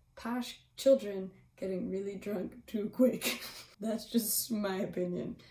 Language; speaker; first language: English; native; English